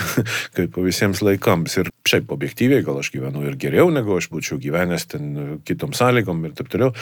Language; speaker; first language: Lithuanian; non-native, fluent; Estonian